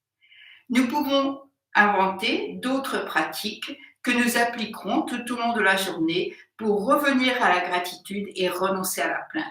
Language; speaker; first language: French; native; French